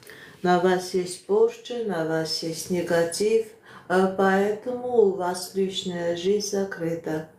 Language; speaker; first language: Russian; non-native, fluent; Armenian